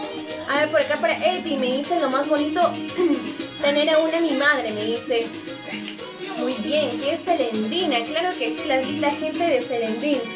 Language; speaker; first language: Spanish; native; Spanish